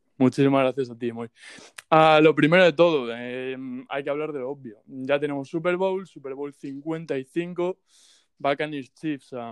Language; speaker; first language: Spanish; native; Spanish